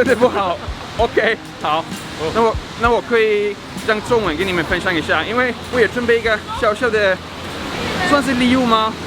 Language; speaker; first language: Chinese; non-native, learner; English